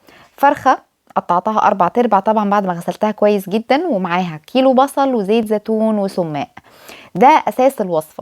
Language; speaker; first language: Arabic; native; Arabic